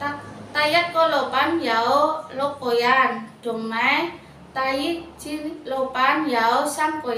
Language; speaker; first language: Cantonese; non-native, learner; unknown